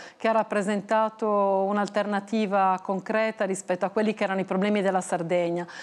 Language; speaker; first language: Italian; native; Italian